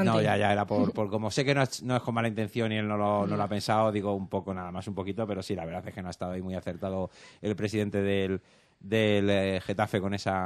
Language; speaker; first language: Spanish; native; Spanish